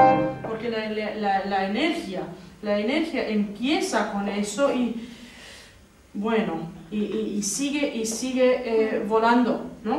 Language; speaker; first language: Spanish; non-native, fluent; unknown